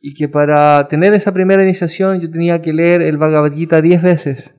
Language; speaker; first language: Spanish; native; Spanish